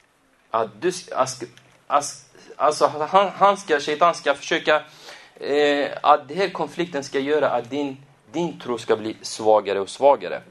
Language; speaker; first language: Swedish; non-native, fluent; Arabic